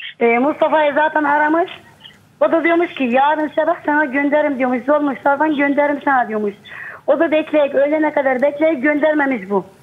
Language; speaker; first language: Turkish; non-native, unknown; Arabic